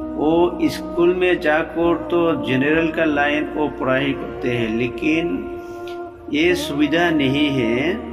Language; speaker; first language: Hindi; non-native, local second language; Bangla